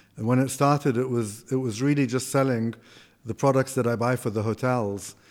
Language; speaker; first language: English; non-native, fluent; Arabic